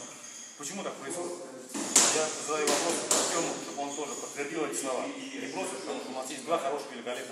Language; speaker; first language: Russian; native; Russian